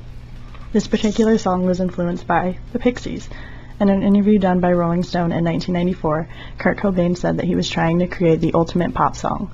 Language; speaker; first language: English; native; English